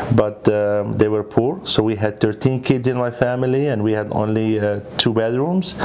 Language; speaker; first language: English; early bilingual, other home language; Arabic